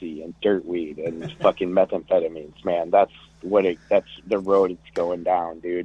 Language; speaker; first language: English; native; English